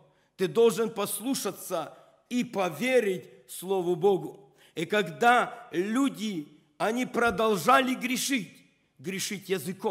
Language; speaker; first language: Russian; non-native, local second language; Ukrainian